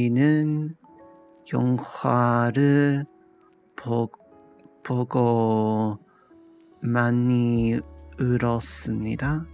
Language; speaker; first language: Korean; non-native, learner; English